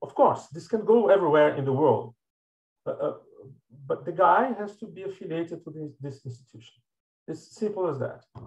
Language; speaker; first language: English; non-native, fluent; Portuguese